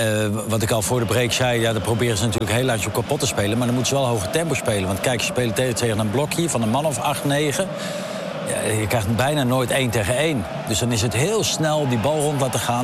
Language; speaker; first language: Dutch; native; Dutch